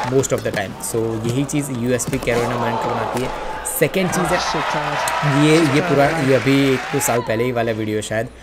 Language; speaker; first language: Hindi; non-native, local second language; Gujarati